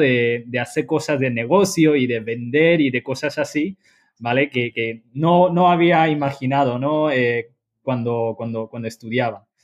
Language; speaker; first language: Spanish; non-native, fluent; Chinese